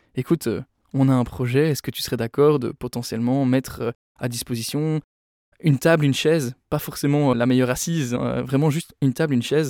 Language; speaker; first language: French; native; French